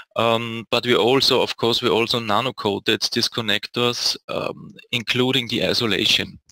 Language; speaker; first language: English; non-native, fluent; German